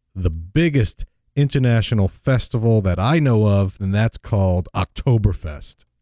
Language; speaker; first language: English; native; English